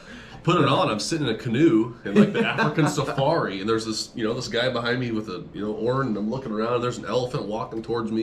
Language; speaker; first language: English; native; English